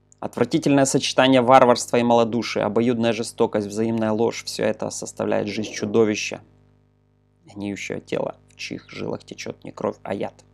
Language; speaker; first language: Russian; non-native, local second language; Ukrainian